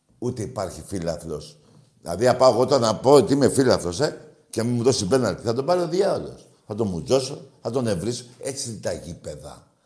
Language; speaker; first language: Greek; native; Greek